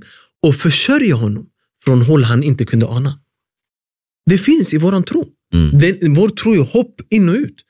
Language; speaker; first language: Swedish; early bilingual, other home language; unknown